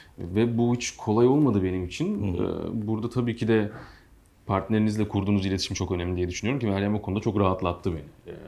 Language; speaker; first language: Turkish; native; Turkish